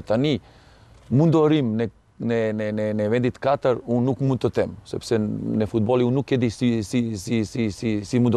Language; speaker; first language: Albanian; non-native, learner; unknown